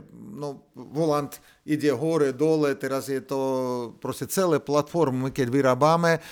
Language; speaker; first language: Slovak; non-native, fluent; Russian